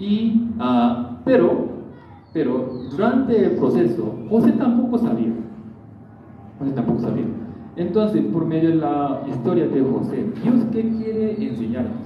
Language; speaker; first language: Spanish; non-native, learner; Korean